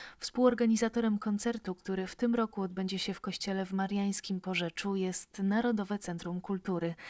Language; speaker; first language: Polish; native; Polish